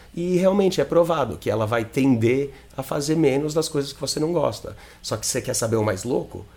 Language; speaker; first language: Portuguese; non-native, fluent; English